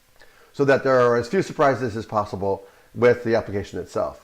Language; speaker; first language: English; native; English